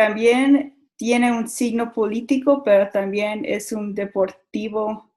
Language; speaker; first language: Spanish; non-native, learner; English